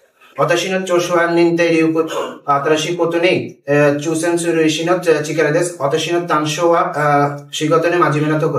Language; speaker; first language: Japanese; non-native, learner; Bangla